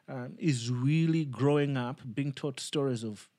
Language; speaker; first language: English; non-native, local second language; Nyanja